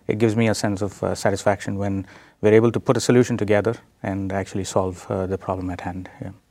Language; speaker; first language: English; non-native, local second language; Telugu